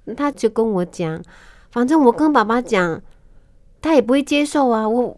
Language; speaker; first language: Chinese; non-native, local second language; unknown